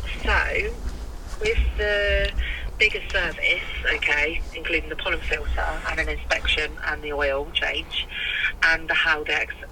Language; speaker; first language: English; native; English